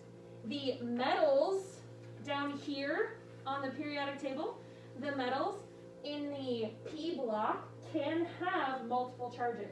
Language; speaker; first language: English; native; English